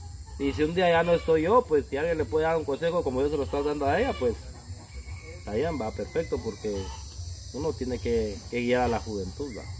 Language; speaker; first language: Spanish; native; Spanish